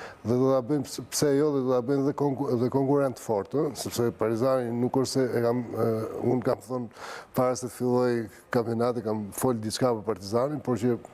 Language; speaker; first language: Albanian; native; Albanian